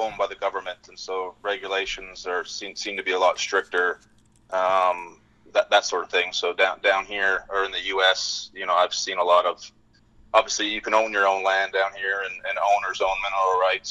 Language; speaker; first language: English; native; English